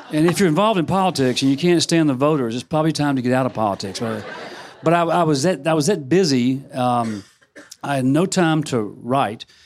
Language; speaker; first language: English; native; English